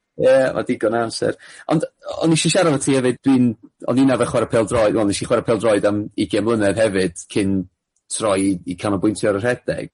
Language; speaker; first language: Welsh; native; Welsh